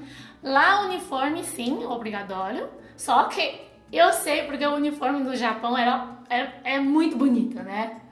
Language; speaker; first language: Portuguese; non-native, fluent; Chinese